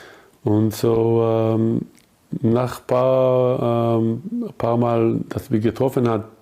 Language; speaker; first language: German; non-native, learner; Hebrew